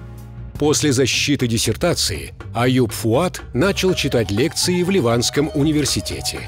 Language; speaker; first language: Russian; native; Russian